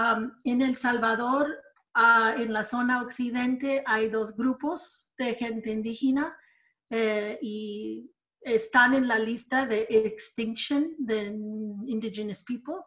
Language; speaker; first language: Spanish; early bilingual, other home language; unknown